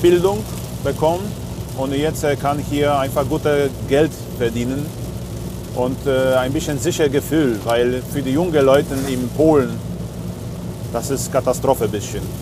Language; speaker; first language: German; non-native, learner; Polish